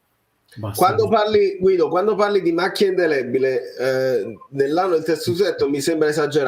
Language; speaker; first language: Italian; native; Italian